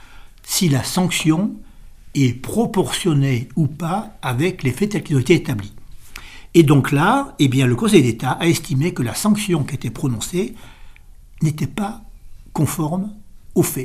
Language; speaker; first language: French; native; French